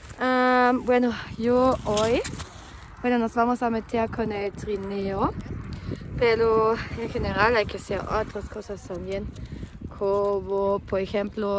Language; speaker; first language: Spanish; non-native, fluent; German